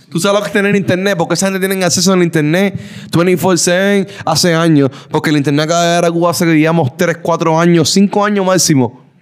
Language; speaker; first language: Spanish; early bilingual, heritage; Spanish